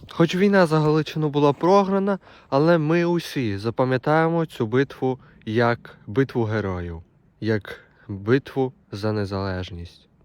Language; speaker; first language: Ukrainian; native; Ukrainian